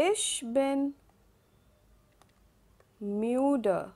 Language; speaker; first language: German; non-native, fluent; Hindi